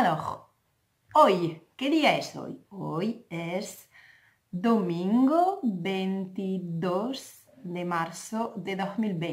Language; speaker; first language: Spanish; non-native, fluent; French